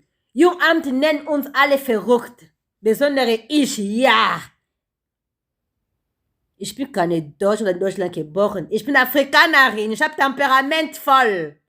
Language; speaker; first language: German; non-native, learner; Lingala